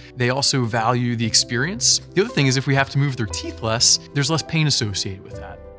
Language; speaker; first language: English; native; English